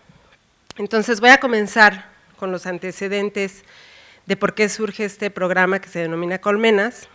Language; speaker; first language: Spanish; native; Spanish